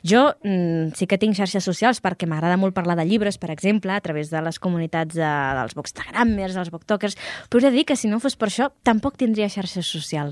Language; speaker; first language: Catalan; native; Catalan